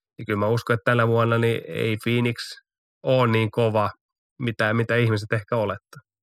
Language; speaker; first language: Finnish; native; Finnish